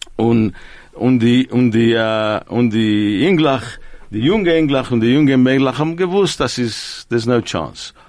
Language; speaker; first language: English; non-native, fluent; Spanish